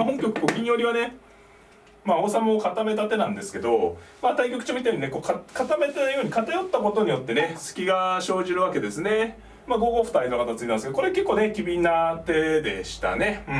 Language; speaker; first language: Japanese; native; Japanese